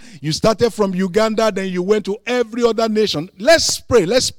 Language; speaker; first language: English; non-native, local second language; Yoruba